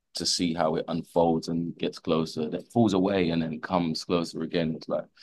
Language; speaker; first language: English; native; English